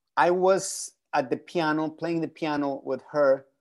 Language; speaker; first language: English; non-native, fluent; Spanish